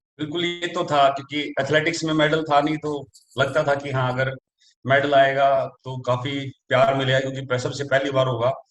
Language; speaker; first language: Hindi; native; Hindi